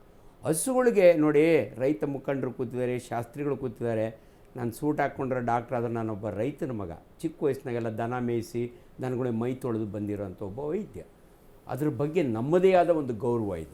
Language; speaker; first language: Kannada; native; Kannada